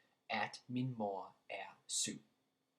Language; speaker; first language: Danish; non-native, learner; English